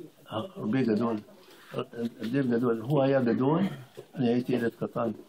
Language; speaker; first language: Hebrew; non-native, fluent; Arabic